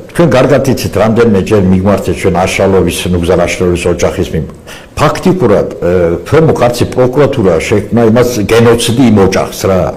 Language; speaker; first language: Georgian; non-native, local second language; Azerbaijani